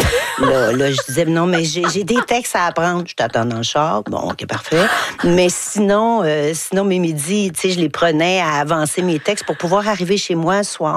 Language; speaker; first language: French; native; French